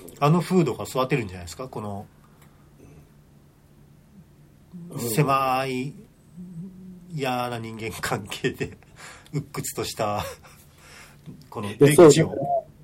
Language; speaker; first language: Japanese; native; Japanese